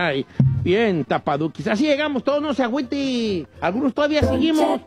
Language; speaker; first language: Spanish; native; Spanish